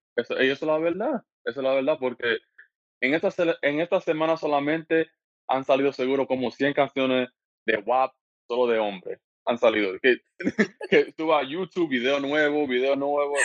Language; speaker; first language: Spanish; early bilingual, heritage; Spanish